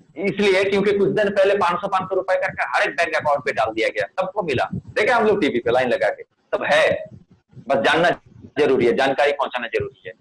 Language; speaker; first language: Hindi; non-native, local second language; Bangla